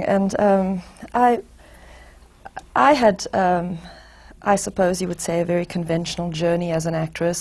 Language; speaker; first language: English; native; English